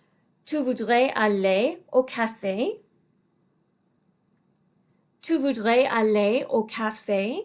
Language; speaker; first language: French; non-native, fluent; English